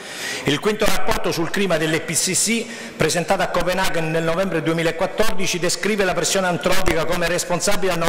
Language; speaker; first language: Italian; native; Italian